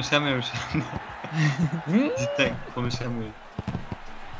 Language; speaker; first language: Turkish; native; Turkish